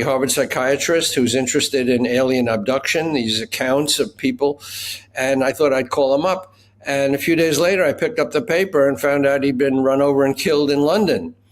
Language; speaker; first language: English; native; English